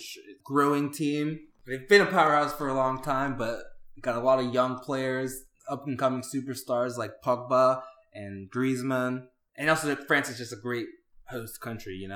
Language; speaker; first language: English; native; English